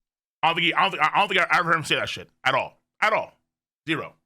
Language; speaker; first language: English; native; English